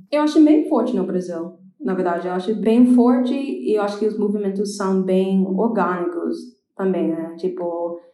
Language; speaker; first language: Portuguese; non-native, fluent; English